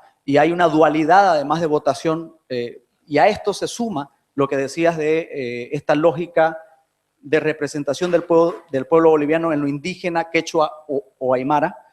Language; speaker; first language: Spanish; native; Spanish